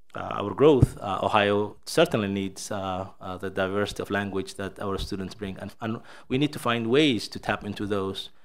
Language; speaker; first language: English; non-native, fluent; Somali